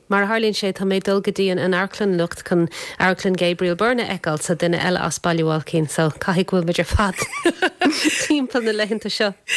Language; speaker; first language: Irish; non-native, local second language; English